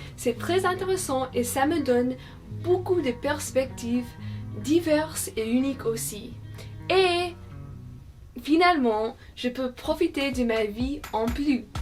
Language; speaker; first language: French; non-native, fluent; English